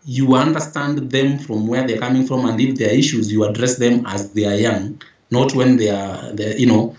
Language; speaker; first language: English; non-native, local second language; Meru